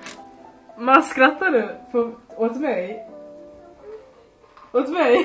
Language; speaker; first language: Swedish; early bilingual, other home language; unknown